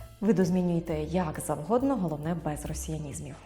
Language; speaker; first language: Ukrainian; native; Ukrainian